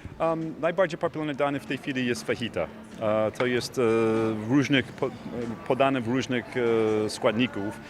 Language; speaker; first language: Polish; non-native, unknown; English